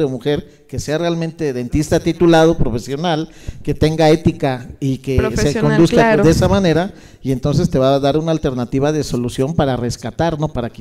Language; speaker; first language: Spanish; native; Spanish